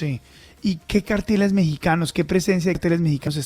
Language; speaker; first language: Spanish; native; Spanish